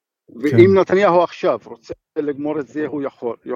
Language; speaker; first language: Hebrew; non-native, fluent; Arabic